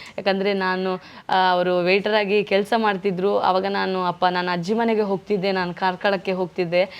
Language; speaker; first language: Kannada; non-native, local second language; Tulu